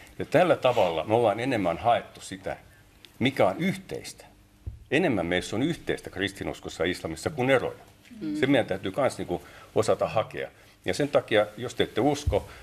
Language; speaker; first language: Finnish; non-native, local second language; Tatar